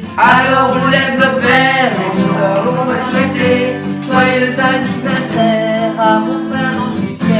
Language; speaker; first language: French; native; French